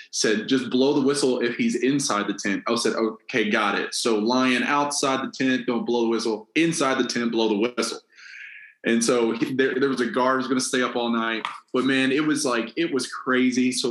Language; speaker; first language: English; native; English